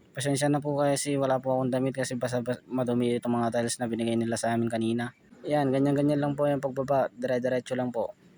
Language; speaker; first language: Filipino; non-native, local second language; Pampanga